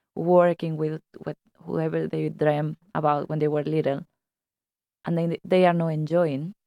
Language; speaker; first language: English; non-native, fluent; Spanish